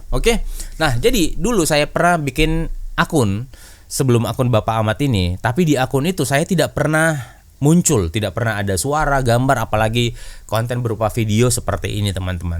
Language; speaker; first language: Indonesian; native; Indonesian